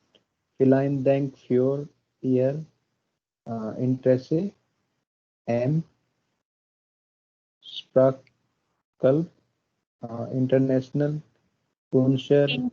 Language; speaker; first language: German; non-native, learner; Hindi